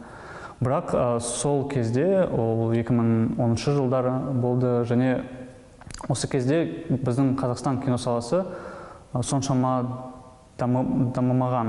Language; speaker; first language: Kazakh; non-native, local second language; Russian